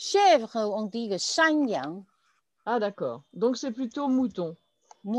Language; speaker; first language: French; non-native, fluent; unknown